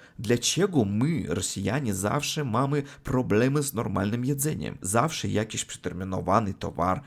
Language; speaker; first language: Polish; non-native, learner; Russian